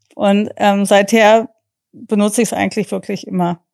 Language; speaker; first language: German; non-native, fluent; English